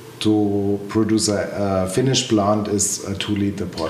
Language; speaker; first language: English; non-native, learner; German